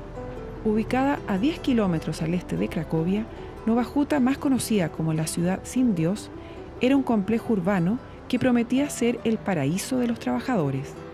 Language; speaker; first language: Spanish; native; Spanish